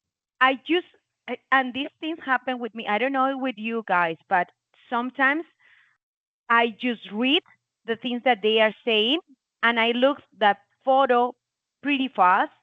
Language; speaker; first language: English; non-native, learner; Spanish